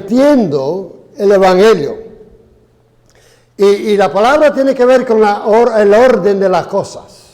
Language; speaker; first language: Spanish; non-native, fluent; English